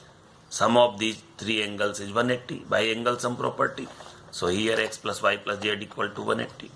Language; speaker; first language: English; non-native, local second language; Hindi